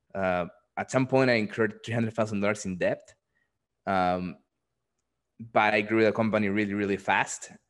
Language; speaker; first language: English; non-native, fluent; Spanish